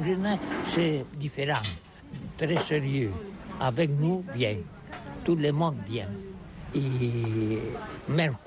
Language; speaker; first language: French; non-native, learner; Catalan